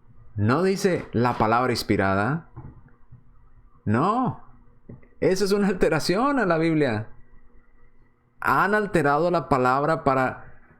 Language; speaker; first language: Spanish; native; Spanish